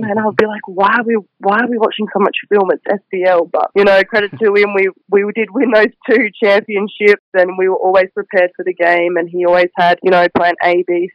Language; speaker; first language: English; native; English